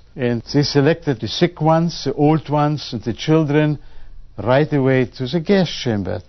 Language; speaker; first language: English; non-native, fluent; Polish